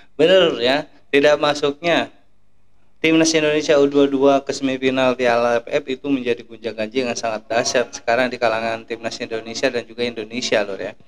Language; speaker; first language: Indonesian; native; Indonesian